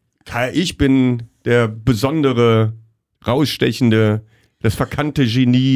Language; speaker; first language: German; native; German